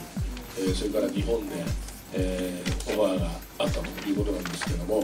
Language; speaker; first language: Japanese; native; Japanese